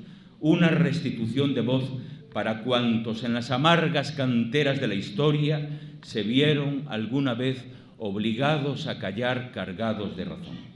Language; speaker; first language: Spanish; native; Spanish